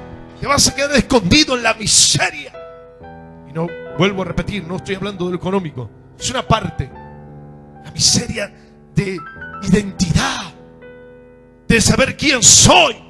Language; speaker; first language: Spanish; native; Spanish